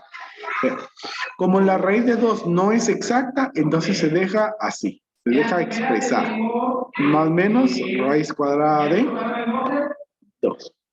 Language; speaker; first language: Spanish; native; Spanish